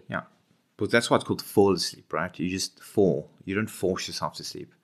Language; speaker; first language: English; native; English